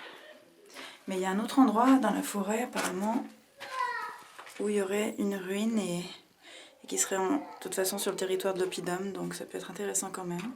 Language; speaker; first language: French; native; French